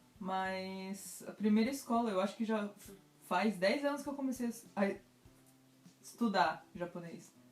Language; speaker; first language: Portuguese; native; Portuguese